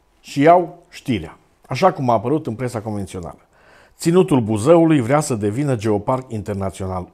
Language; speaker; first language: Romanian; native; Romanian